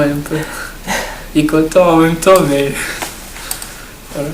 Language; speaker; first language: French; non-native, learner; Portuguese